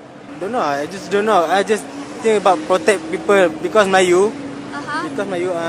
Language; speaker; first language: English; non-native, learner; Malay